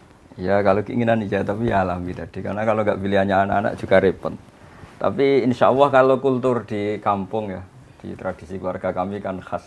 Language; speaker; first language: Indonesian; native; Indonesian